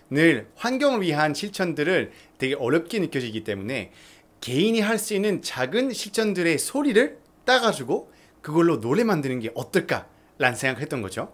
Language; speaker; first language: Korean; non-native, fluent; French